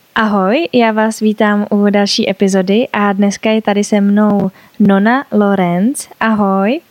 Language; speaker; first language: Czech; native; Czech